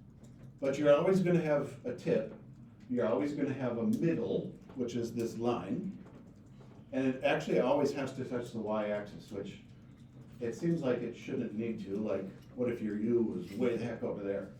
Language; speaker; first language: English; native; English